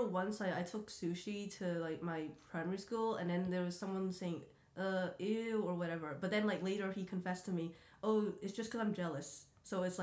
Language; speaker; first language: English; native; English